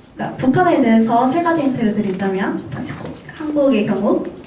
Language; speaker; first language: Korean; native; Korean